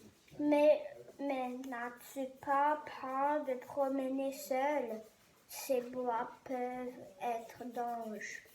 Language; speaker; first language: French; non-native, learner; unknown